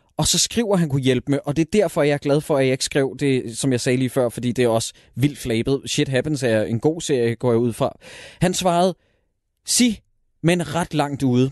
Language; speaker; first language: Danish; native; Danish